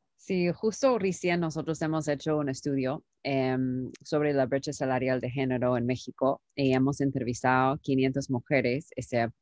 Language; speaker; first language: Spanish; non-native, fluent; English